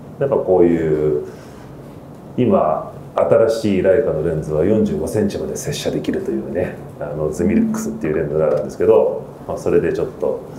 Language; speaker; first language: Japanese; early bilingual, heritage; Japanese